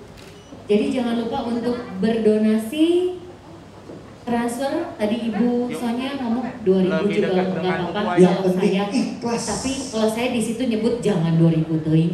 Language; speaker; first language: Indonesian; native; Indonesian